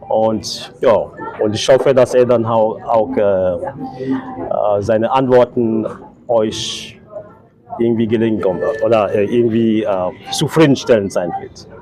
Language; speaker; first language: German; non-native, fluent; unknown